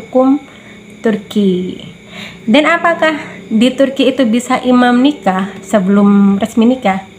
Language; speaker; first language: Indonesian; native; Indonesian